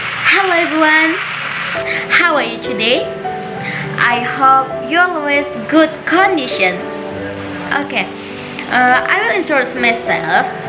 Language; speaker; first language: English; non-native, learner; Indonesian